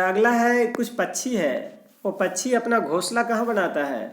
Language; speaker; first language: Hindi; non-native, local second language; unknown